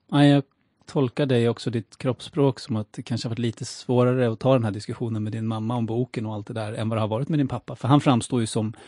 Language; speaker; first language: Swedish; native; Swedish